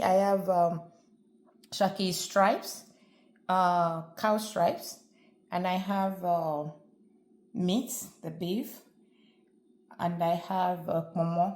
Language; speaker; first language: English; non-native, local second language; Yoruba